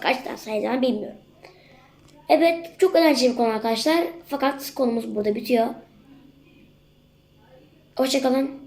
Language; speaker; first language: Turkish; native; Turkish